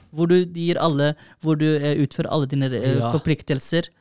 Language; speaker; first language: Norwegian; early bilingual, other home language; Somali